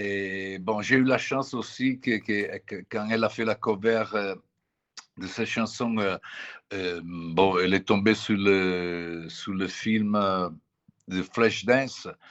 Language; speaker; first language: French; non-native, fluent; Italian